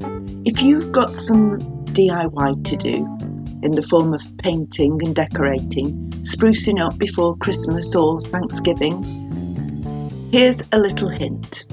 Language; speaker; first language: English; native; English